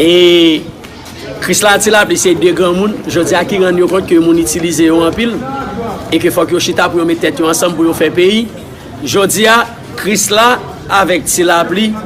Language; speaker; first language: Haitian Creole; native; Haitian Creole